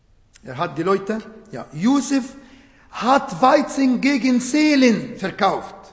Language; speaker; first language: German; non-native, fluent; Arabic